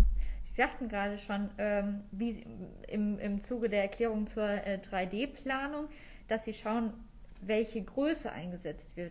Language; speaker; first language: German; native; German